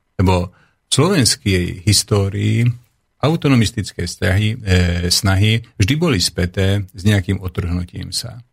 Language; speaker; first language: Slovak; non-native, local second language; Hungarian